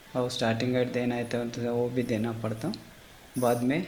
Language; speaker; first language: Hindi; non-native, local second language; Telugu